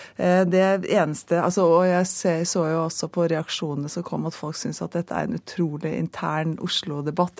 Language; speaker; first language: Norwegian; native; Norwegian